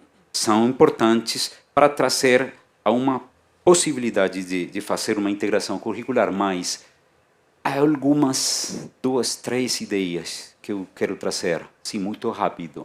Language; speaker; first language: Portuguese; non-native, fluent; Spanish